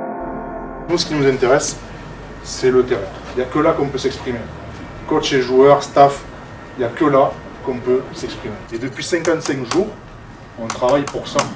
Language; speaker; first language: French; native; French